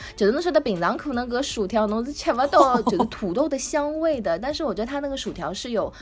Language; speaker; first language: Chinese; native; Chinese